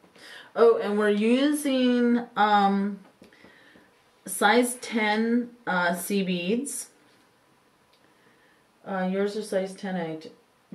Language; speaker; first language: English; native; English